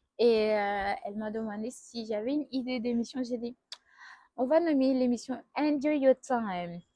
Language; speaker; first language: French; non-native, local second language; Wolof